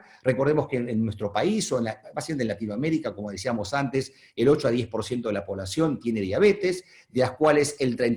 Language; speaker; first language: Spanish; native; Spanish